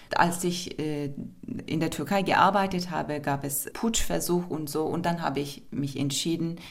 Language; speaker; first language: German; non-native, fluent; Turkish